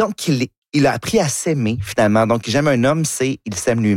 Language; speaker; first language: French; native; French